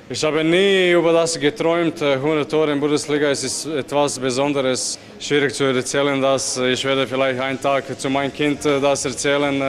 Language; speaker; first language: German; non-native, fluent; Croatian